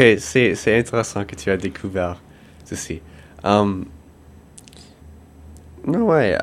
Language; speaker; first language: French; non-native, local second language; English